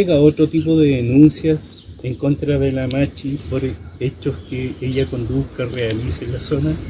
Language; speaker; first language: Spanish; native; Spanish